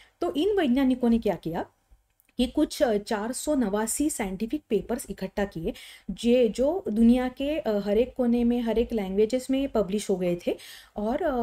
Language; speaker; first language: Hindi; non-native, local second language; Marathi